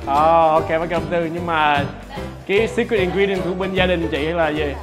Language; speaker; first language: Vietnamese; early bilingual, heritage; Vietnamese